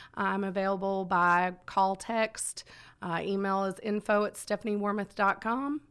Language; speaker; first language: English; native; English